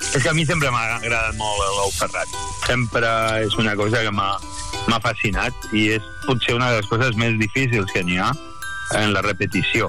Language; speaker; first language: Catalan; non-native, local second language; Spanish